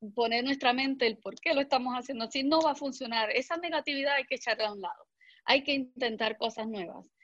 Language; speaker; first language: Spanish; native; Spanish